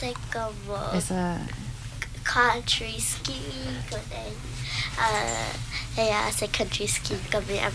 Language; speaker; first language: Spanish; early bilingual, other home language; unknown